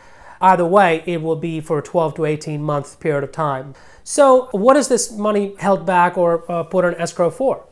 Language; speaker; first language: English; native; English